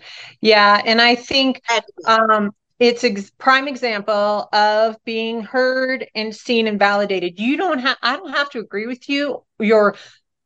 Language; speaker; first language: English; native; English